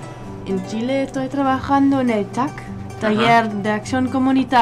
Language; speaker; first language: Spanish; non-native, learner; German